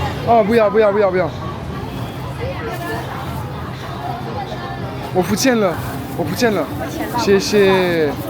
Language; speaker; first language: Chinese; non-native, learner; French